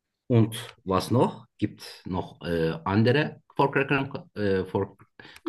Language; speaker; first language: German; non-native, learner; Turkish